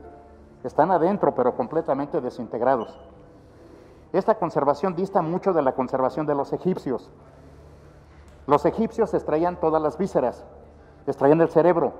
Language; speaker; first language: Spanish; native; Spanish